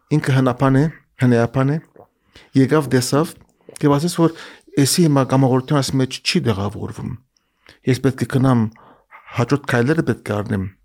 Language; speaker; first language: Armenian; early bilingual, heritage; Armenian